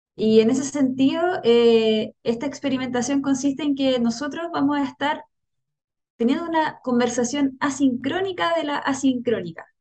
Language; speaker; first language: Spanish; native; Spanish